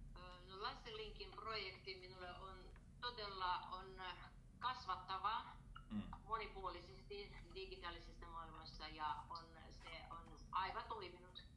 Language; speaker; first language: Finnish; non-native, learner; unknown